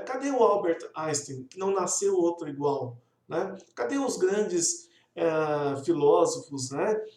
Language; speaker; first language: Portuguese; native; Portuguese